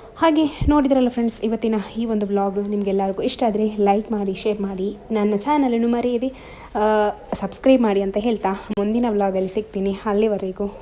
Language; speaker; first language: Kannada; non-native, local second language; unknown